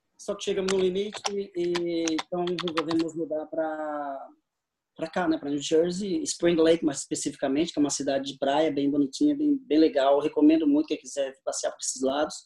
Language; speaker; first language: Portuguese; native; Portuguese